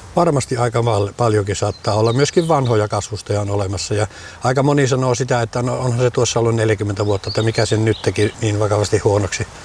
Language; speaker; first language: Finnish; native; Finnish